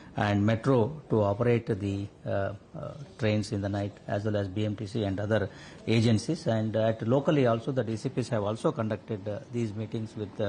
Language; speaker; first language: English; non-native, local second language; Kannada